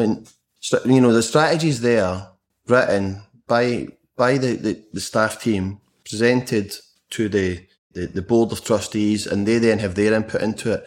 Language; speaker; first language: English; native; English